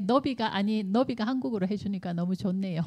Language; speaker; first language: Korean; native; Korean